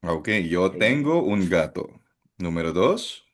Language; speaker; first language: Spanish; non-native, fluent; Filipino